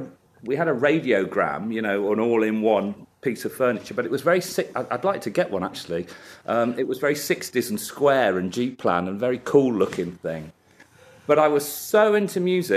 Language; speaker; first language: English; native; English